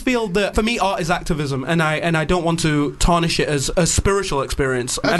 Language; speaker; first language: English; native; English